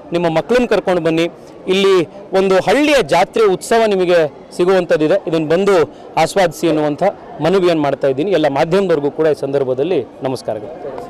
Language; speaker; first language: Kannada; native; Kannada